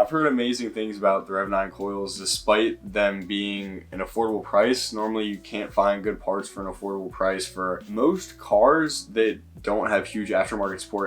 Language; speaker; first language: English; native; English